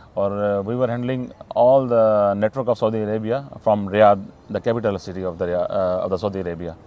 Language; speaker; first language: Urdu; non-native, local second language; Saraiki